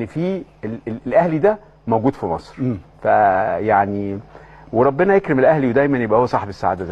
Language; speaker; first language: Arabic; native; Arabic